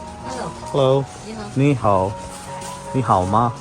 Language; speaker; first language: Chinese; non-native, learner; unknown